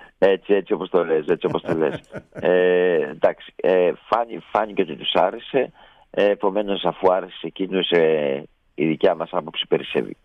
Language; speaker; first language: Greek; native; Greek